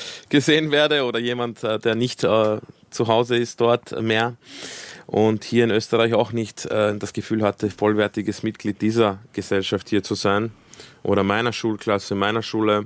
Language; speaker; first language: German; early bilingual, other home language; Croatian